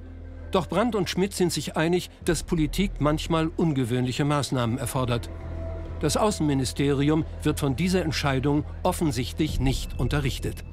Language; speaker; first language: German; native; German